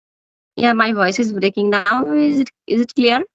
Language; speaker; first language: English; non-native, learner; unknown